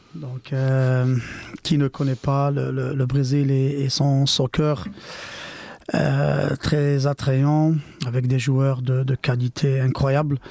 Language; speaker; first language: French; non-native, local second language; Arabic